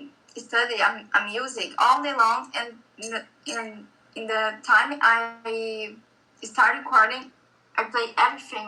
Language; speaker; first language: English; non-native, learner; Portuguese